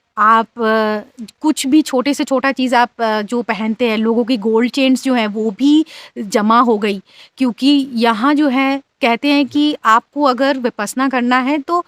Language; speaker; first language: Hindi; native; Hindi